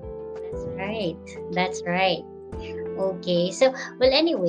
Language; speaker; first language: English; non-native, local second language; Filipino